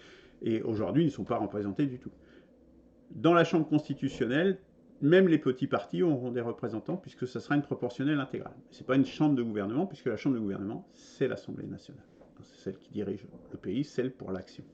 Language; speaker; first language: French; native; French